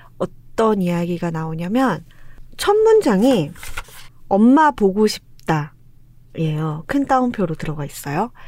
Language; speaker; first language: Korean; native; Korean